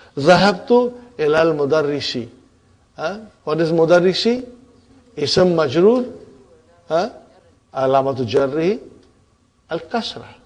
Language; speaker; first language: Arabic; non-native, fluent; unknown